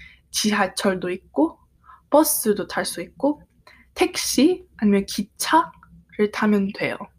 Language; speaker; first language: Korean; early bilingual, heritage; Korean